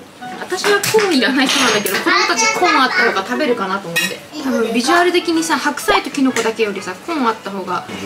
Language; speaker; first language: Japanese; native; Japanese